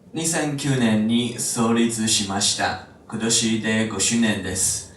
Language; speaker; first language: Japanese; non-native, learner; Chinese